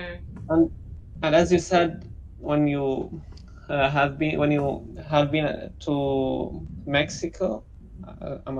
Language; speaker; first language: English; non-native, learner; Arabic